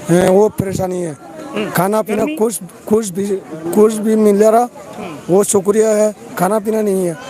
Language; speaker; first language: Hindi; non-native, learner; Rohingya